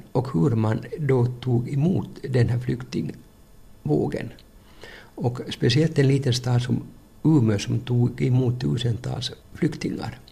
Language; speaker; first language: Swedish; native; Swedish